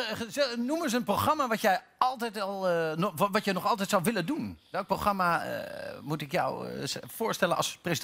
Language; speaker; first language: Dutch; native; Dutch